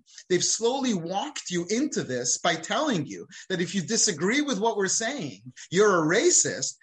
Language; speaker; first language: English; native; English